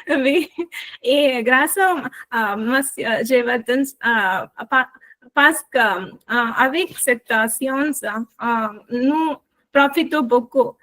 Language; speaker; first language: French; non-native, learner; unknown